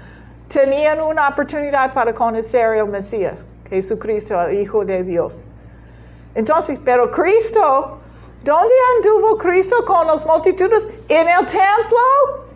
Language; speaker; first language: Spanish; non-native, learner; English